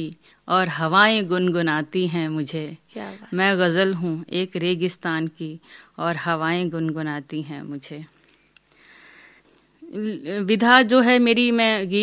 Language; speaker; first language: Hindi; native; Hindi